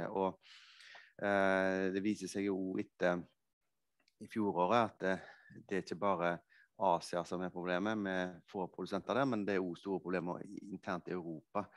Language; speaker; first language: Norwegian; native; Norwegian